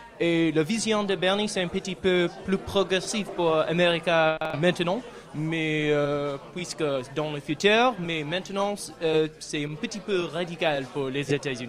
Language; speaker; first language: French; non-native, learner; English